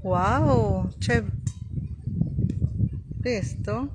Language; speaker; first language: Italian; non-native, learner; Filipino